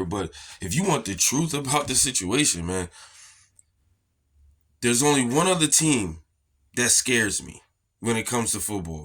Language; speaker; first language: English; native; English